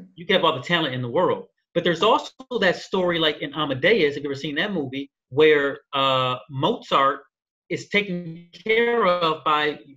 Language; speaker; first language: English; native; English